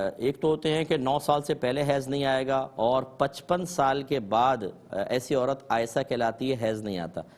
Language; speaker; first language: Urdu; native; Urdu